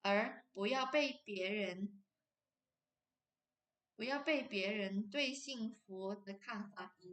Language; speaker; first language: Chinese; non-native, fluent; Indonesian